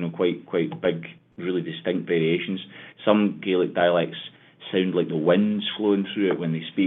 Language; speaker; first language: English; native; English